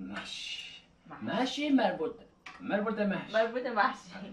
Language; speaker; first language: Japanese; native; Japanese